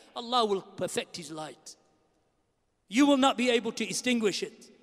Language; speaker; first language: English; native; English